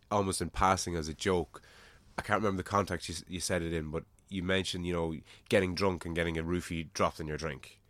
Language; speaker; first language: English; native; English